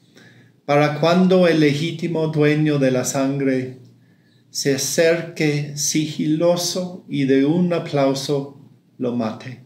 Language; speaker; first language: Spanish; non-native, fluent; English